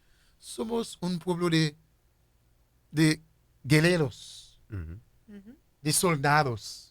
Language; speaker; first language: Spanish; non-native, fluent; Haitian Creole